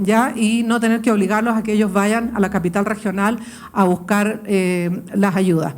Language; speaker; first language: Spanish; native; Spanish